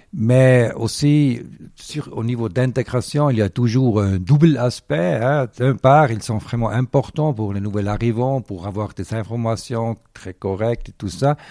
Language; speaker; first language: French; non-native, local second language; Swiss German